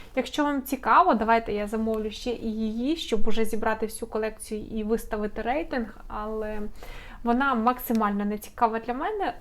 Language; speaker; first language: Ukrainian; non-native, local second language; Russian